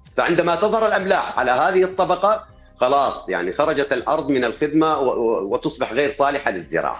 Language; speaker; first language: Arabic; native; Arabic